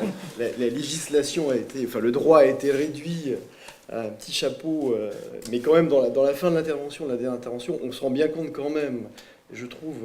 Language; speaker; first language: French; native; French